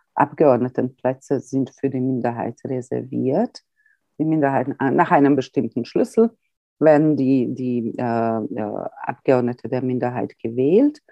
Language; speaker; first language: German; early bilingual, heritage; Croatian